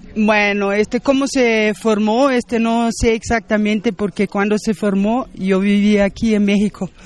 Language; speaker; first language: Spanish; non-native, fluent; German